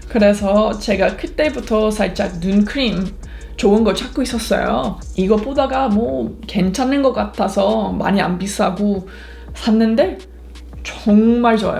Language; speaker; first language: Korean; non-native, fluent; English